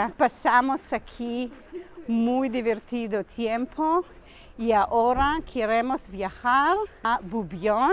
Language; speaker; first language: Spanish; non-native, learner; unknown